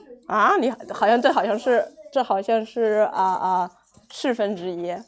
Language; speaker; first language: Chinese; non-native, fluent; English